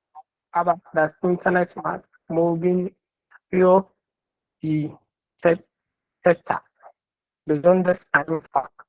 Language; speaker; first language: German; non-native, learner; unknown